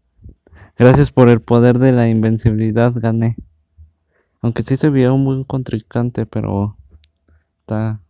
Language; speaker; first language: Spanish; native; Spanish